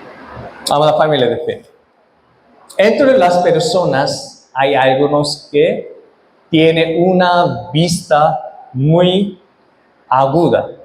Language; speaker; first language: Spanish; non-native, fluent; Korean